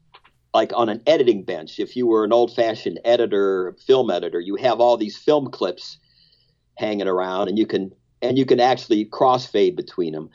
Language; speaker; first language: English; native; English